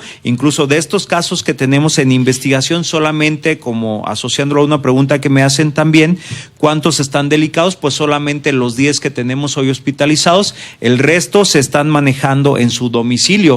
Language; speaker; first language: Spanish; native; Spanish